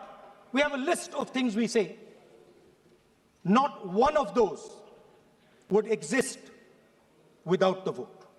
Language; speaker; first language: English; non-native, local second language; Hindi